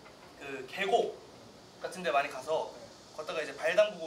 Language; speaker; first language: Korean; native; Korean